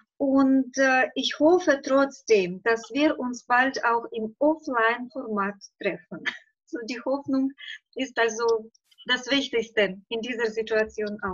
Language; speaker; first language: German; non-native, fluent; Russian